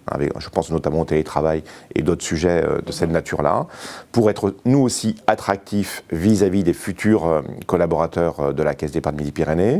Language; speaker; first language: French; native; French